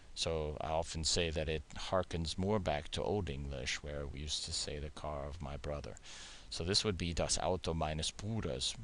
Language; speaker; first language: English; native; English